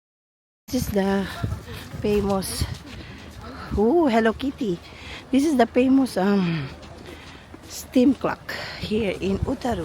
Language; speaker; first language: English; non-native, local second language; Filipino